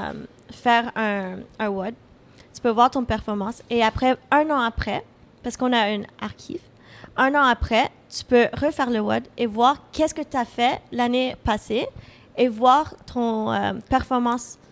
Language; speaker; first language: French; non-native, fluent; English